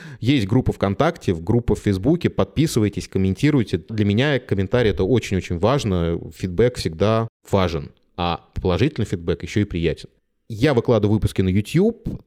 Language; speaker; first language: Russian; native; Russian